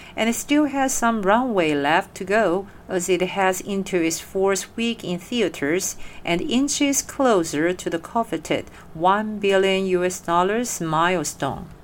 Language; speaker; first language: English; non-native, fluent; Chinese